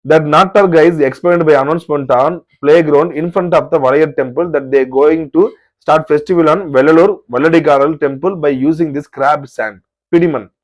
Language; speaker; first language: English; non-native, local second language; Tamil